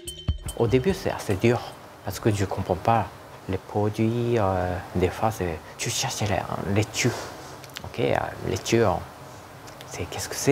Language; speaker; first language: French; non-native, learner; Japanese